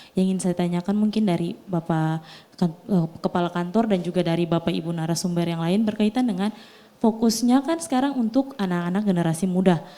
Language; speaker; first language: Indonesian; native; Indonesian